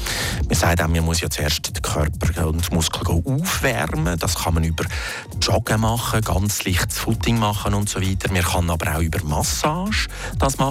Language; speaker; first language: German; native; German